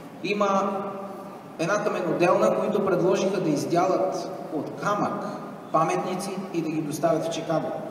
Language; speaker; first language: Bulgarian; native; Bulgarian